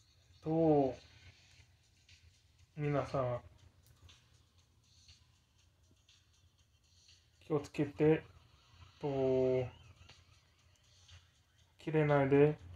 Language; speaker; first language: Japanese; non-native, learner; English